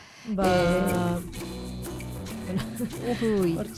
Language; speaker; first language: Basque; non-native, local second language; Spanish